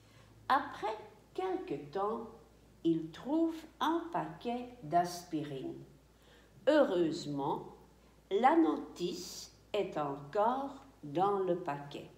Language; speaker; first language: French; non-native, fluent; Dutch